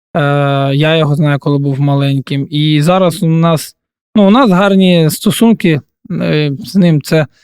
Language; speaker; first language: Ukrainian; non-native, local second language; Russian